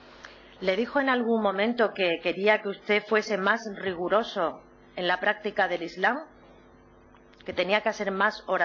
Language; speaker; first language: Spanish; native; Spanish